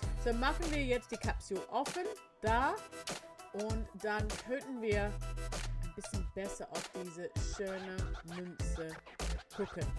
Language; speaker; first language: German; non-native, learner; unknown